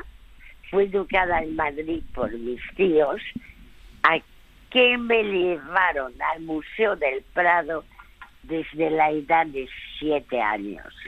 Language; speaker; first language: Spanish; early bilingual, other home language; French